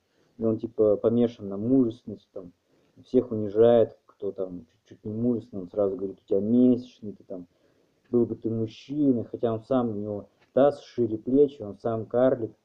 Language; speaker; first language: Russian; native; Russian